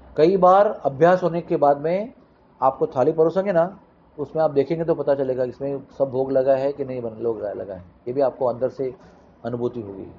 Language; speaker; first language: Hindi; non-native, local second language; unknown